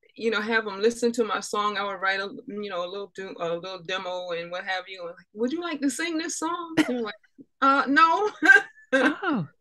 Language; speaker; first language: English; native; English